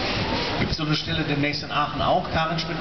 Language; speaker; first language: German; native; German